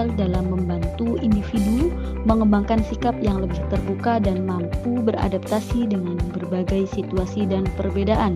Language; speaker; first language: Indonesian; native; Indonesian